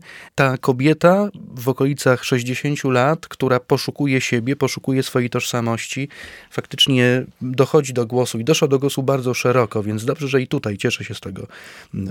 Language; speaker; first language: Polish; native; Polish